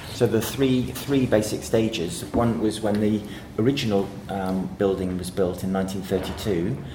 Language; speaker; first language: English; native; English